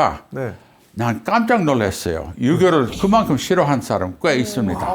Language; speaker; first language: Korean; non-native, fluent; English